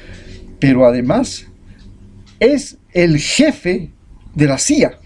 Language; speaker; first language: Spanish; native; Spanish